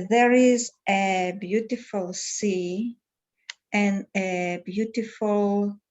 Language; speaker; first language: English; non-native, learner; Russian